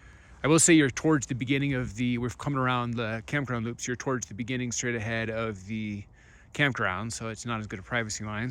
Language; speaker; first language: English; native; English